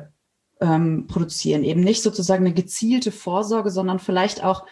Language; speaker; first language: German; native; German